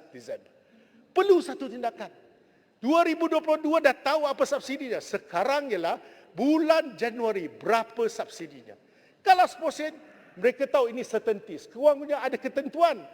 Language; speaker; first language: Malay; non-native, local second language; Chinese